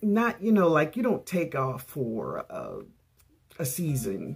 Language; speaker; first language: English; native; English